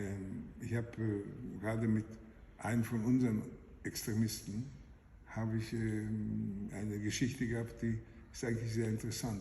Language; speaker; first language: German; non-native, fluent; Hebrew